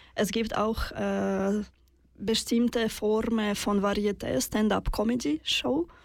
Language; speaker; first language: German; non-native, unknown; Russian